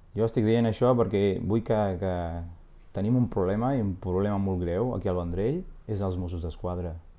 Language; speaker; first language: Catalan; non-native, fluent; Arabic